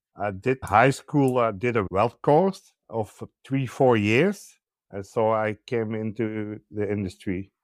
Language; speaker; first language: English; non-native, learner; Dutch